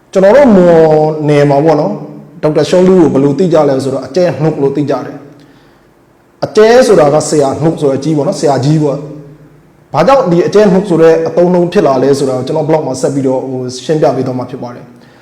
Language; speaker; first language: Burmese; non-native, local second language; Mon